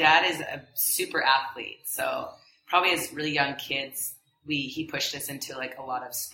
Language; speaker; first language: English; native; English